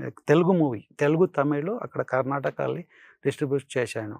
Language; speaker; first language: Telugu; non-native, learner; Kannada